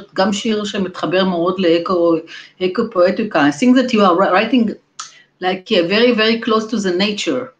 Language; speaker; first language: English; non-native, fluent; Hebrew